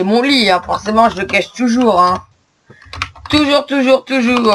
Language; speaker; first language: French; native; French